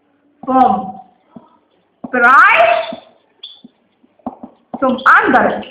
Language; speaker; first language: German; non-native, fluent; Arabic